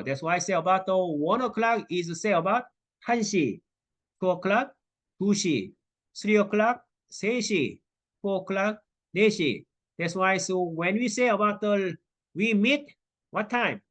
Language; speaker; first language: English; non-native, learner; Korean